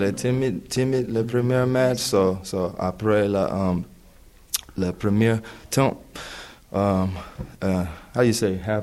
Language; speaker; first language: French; non-native, learner; English